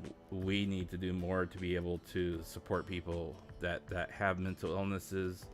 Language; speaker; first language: English; native; English